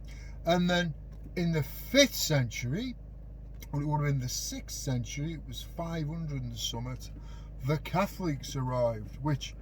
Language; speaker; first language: English; native; English